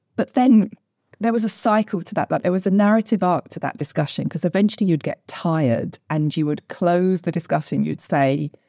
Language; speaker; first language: English; native; English